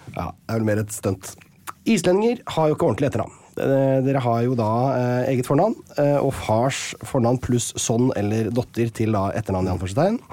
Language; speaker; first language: Norwegian; native; Norwegian